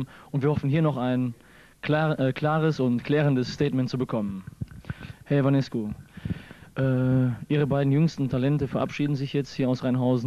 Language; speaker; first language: German; native; German